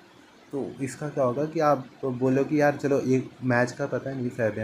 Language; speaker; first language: Hindi; native; Hindi